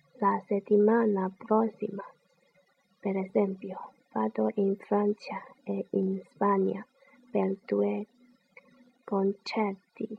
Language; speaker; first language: Italian; non-native, learner; Chinese